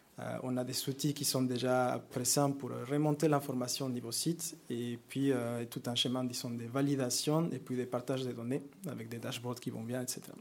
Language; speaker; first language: French; non-native, fluent; Spanish